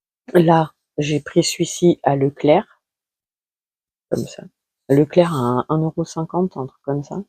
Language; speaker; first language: French; native; French